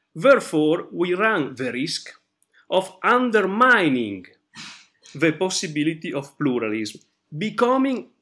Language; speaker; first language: English; non-native, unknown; Italian